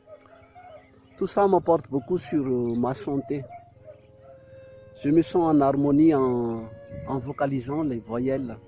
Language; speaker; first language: French; non-native, local second language; Malagasy